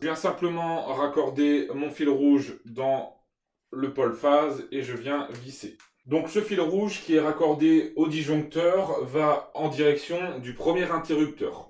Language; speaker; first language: French; native; French